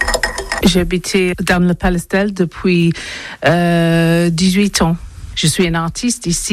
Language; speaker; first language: French; non-native, learner; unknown